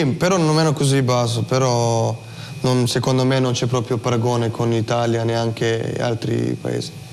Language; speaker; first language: Italian; non-native, fluent; Slovenian